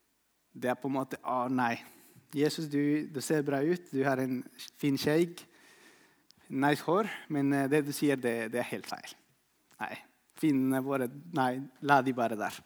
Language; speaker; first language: Norwegian; non-native, fluent; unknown